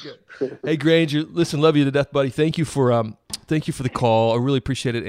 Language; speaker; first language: English; native; English